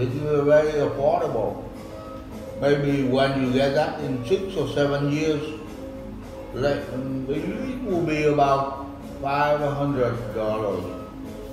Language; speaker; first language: English; non-native, fluent; Vietnamese